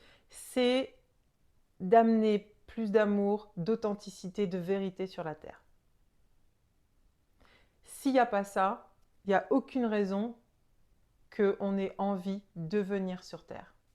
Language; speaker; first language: French; native; French